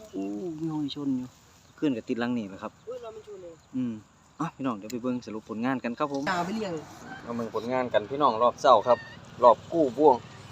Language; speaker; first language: Thai; native; Thai